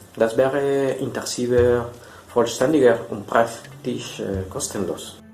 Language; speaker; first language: German; non-native, fluent; Spanish